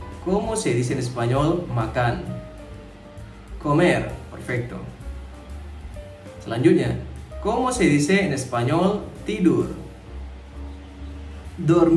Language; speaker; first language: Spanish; non-native, fluent; Indonesian